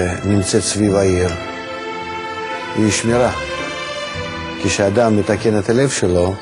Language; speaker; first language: Hebrew; non-native, fluent; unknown